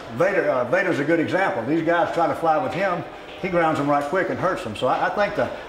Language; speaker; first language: English; native; English